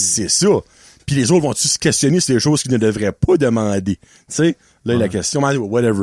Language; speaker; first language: French; native; French